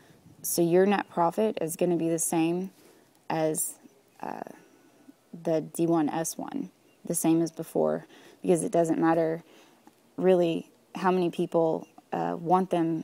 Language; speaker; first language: English; native; English